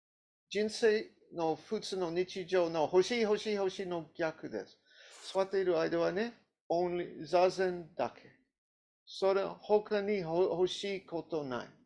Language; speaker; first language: Japanese; non-native, learner; English